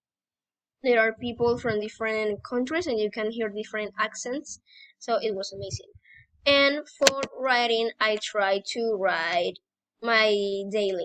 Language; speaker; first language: English; non-native, learner; Spanish